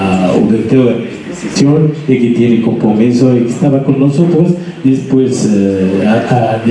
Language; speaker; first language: Spanish; non-native, learner; Arabic